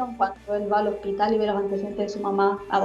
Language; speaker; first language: Spanish; native; Spanish